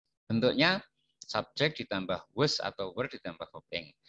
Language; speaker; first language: English; non-native, fluent; Javanese